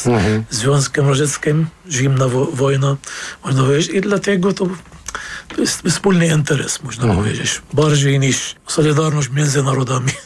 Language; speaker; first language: Polish; non-native, fluent; Arabic